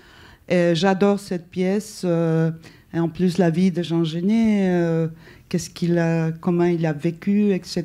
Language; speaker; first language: French; non-native, fluent; Spanish